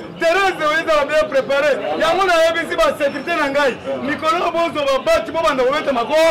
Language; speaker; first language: Lingala; native; Lingala